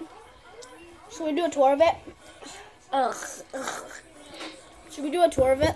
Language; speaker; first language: English; native; English